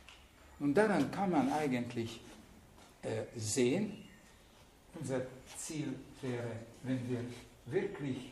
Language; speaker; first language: German; non-native, fluent; Hungarian